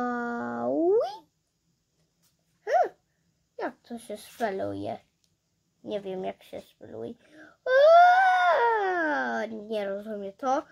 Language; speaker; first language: Polish; early bilingual, heritage; English